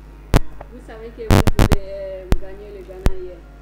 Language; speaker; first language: French; non-native, learner; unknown